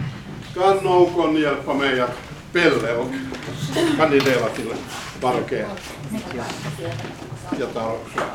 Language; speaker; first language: Swedish; non-native, fluent; Finnish